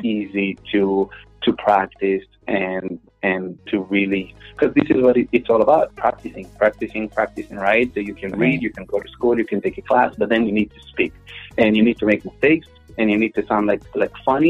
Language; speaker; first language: English; non-native, fluent; Hebrew